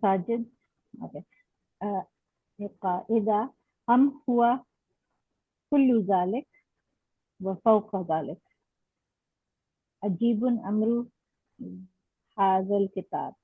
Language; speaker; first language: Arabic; non-native, learner; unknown